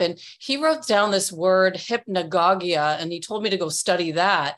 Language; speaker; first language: English; native; English